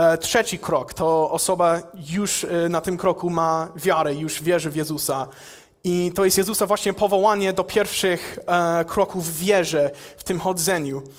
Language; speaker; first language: Polish; non-native, fluent; English